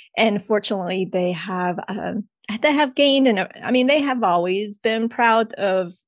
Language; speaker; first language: English; early bilingual, other home language; Spanish